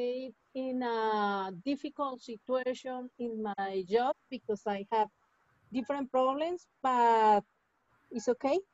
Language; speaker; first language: English; non-native, learner; Spanish